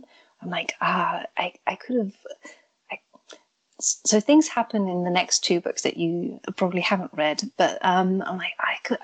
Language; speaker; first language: English; native; English